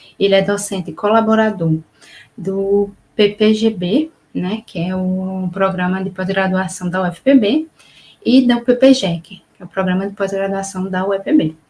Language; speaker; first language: Portuguese; native; Portuguese